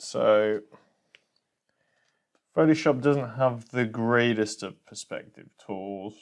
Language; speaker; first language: English; native; English